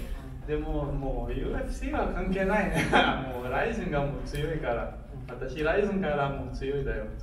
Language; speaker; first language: Japanese; non-native, learner; Portuguese